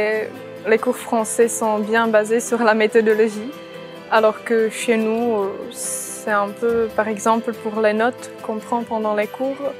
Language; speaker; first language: French; non-native, fluent; Czech